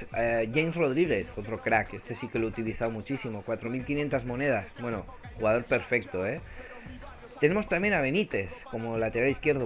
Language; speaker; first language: Spanish; native; Spanish